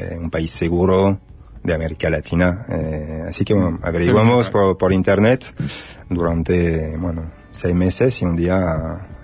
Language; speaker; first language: Spanish; non-native, fluent; French